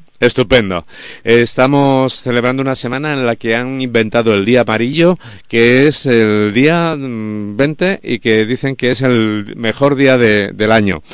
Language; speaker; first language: Spanish; native; Spanish